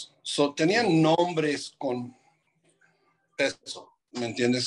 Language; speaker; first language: Spanish; non-native, fluent; English